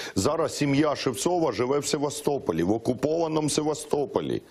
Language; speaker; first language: Ukrainian; native; Ukrainian